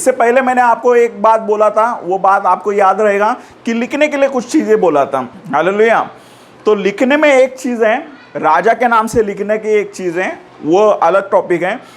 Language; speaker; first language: Hindi; non-native, local second language; Marathi